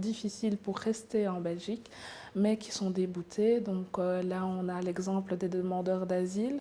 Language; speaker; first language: French; native; French